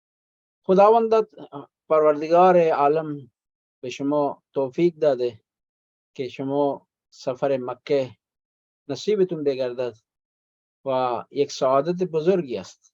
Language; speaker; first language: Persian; non-native, fluent; Urdu